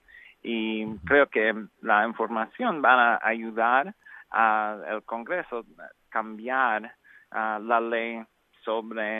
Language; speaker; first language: Spanish; non-native, learner; English